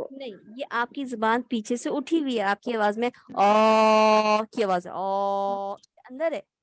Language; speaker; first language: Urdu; native; Urdu